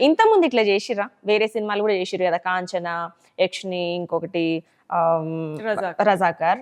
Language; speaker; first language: Telugu; native; Telugu